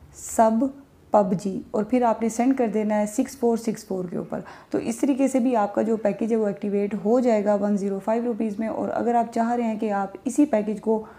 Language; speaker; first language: Urdu; non-native, local second language; Punjabi